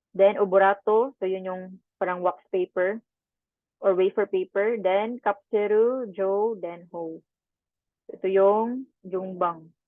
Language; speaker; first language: Filipino; non-native, local second language; Cebuano